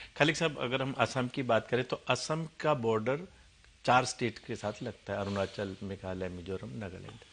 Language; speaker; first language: Hindi; native; Hindi